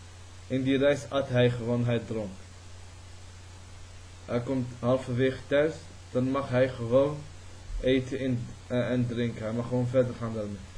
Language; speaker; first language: Dutch; early bilingual, other home language; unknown